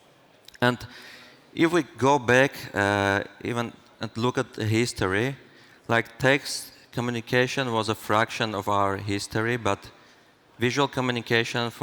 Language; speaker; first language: English; non-native, fluent; Armenian